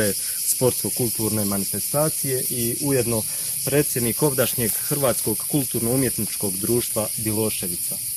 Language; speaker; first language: Bosnian; native; Bosnian